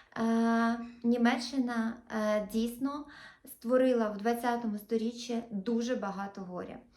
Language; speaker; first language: Ukrainian; non-native, local second language; Russian